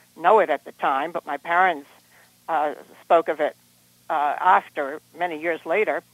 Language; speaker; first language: English; native; English